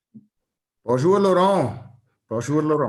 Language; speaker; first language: French; non-native, learner; German